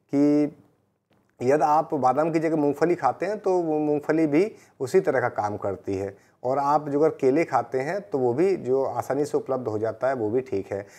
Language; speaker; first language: Hindi; native; Hindi